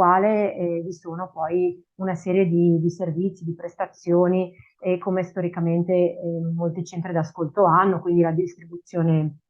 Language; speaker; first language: Italian; native; Italian